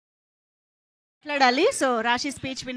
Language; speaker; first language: Telugu; native; Telugu